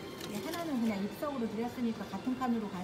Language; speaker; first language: Korean; native; Korean